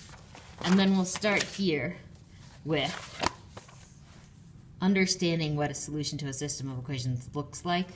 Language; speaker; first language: English; native; English